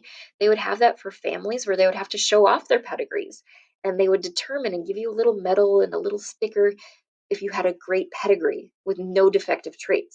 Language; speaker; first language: English; native; English